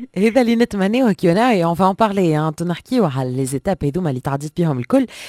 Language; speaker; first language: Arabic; native; Arabic